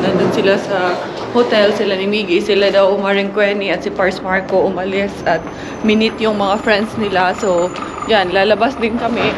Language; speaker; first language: Filipino; non-native, local second language; Cebuano